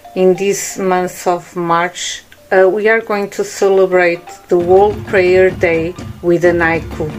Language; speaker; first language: English; non-native, learner; Portuguese